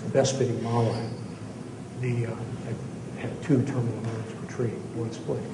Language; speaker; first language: English; native; English